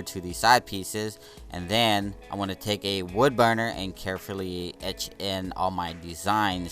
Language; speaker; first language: English; native; English